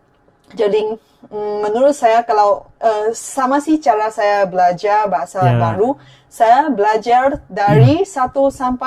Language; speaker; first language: Indonesian; non-native, fluent; Chinese